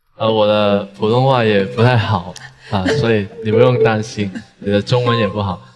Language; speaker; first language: Chinese; non-native, local second language; Cantonese